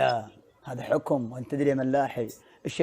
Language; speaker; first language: Arabic; native; Arabic